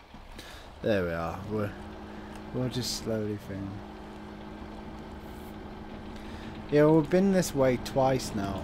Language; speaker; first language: English; native; English